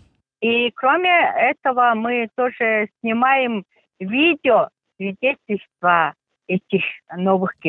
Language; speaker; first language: Russian; non-native, fluent; Mongolian